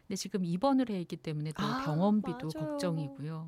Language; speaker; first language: Korean; native; Korean